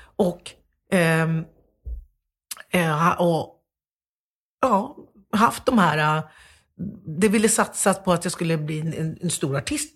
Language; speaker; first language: Swedish; native; Swedish